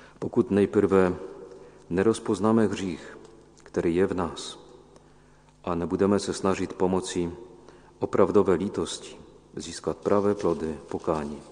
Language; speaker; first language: Czech; non-native, fluent; Polish